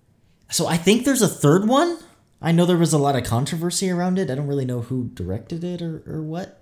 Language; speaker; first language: English; native; English